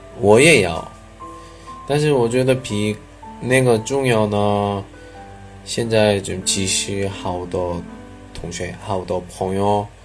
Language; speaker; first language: Chinese; non-native, learner; Korean